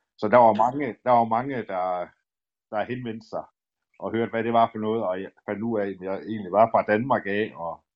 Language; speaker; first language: Danish; native; Danish